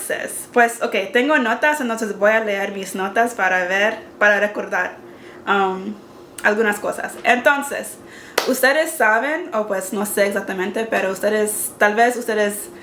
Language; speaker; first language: Spanish; non-native, learner; English